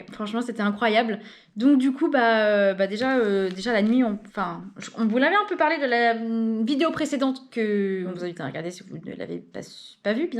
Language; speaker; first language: French; native; French